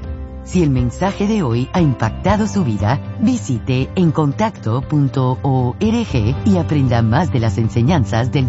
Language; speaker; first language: Spanish; native; Spanish